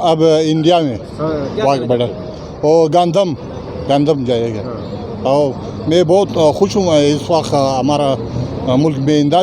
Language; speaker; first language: Hindi; non-native, learner; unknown